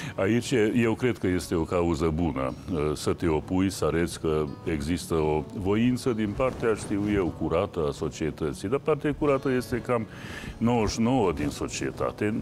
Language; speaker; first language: Romanian; non-native, local second language; Hungarian